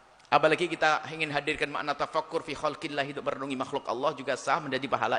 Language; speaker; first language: Indonesian; non-native, local second language; Javanese